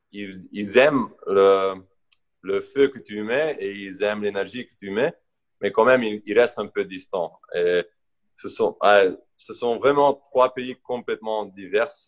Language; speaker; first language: French; non-native, local second language; Dutch